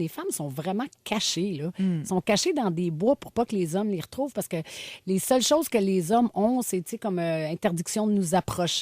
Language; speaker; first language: French; native; French